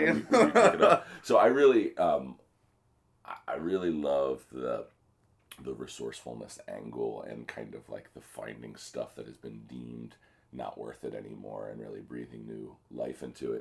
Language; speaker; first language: English; native; English